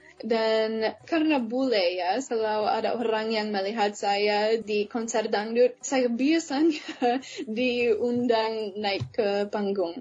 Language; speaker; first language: Indonesian; non-native, fluent; English